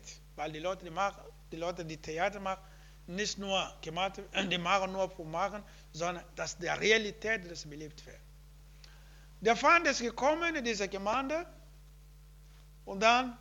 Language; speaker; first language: German; non-native, learner; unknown